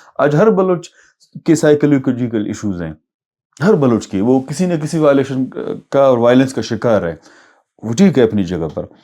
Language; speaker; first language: Urdu; non-native, local second language; Baluchi